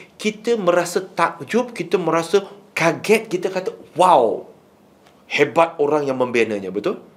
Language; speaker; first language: Malay; non-native, local second language; Chinese